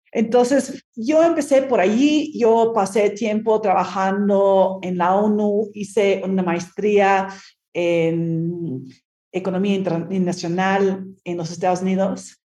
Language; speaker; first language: Spanish; non-native, fluent; English